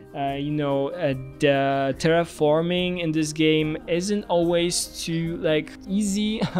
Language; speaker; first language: English; non-native, fluent; Polish